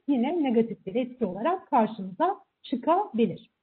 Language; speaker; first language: Turkish; native; Turkish